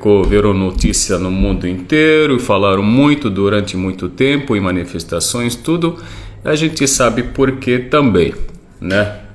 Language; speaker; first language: Portuguese; non-native, fluent; Arabic